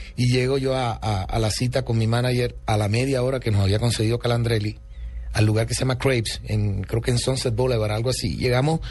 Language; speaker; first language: Spanish; native; Spanish